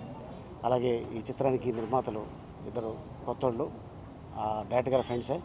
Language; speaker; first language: Telugu; native; Telugu